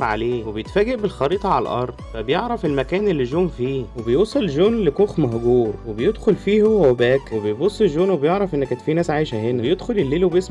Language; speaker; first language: Arabic; native; Arabic